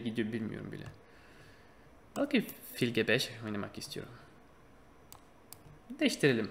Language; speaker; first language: Turkish; non-native, fluent; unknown